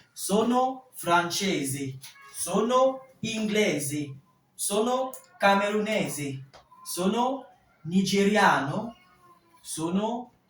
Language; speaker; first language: Italian; non-native, fluent; French